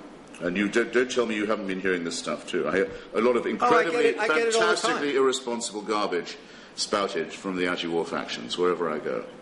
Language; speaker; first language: English; native; English